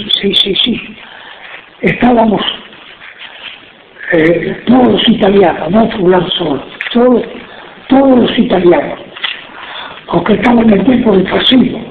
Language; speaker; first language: Spanish; non-native, local second language; Friulian